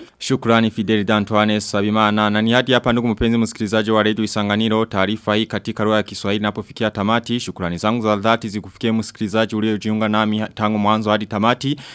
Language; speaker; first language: Swahili; non-native, local second language; Rundi